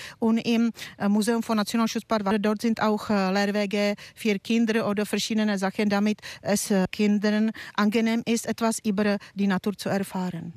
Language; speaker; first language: German; non-native, fluent; Czech